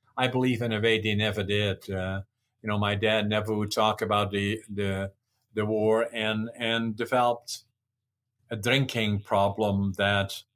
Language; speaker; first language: English; non-native, fluent; Dutch